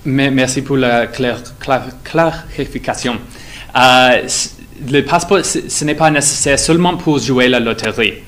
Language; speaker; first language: French; non-native, fluent; English